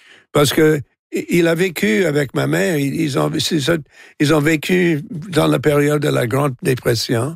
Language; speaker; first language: French; non-native, local second language; English